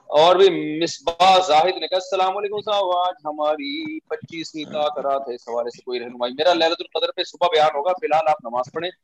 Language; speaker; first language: Urdu; native; Urdu